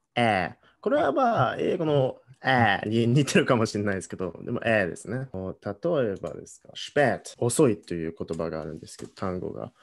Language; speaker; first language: Japanese; non-native, fluent; German